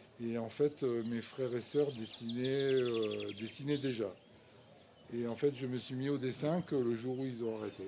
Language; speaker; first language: French; native; French